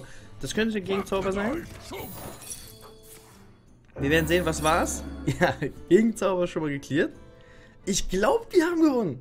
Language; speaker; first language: German; native; German